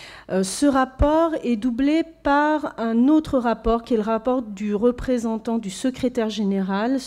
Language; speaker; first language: French; native; French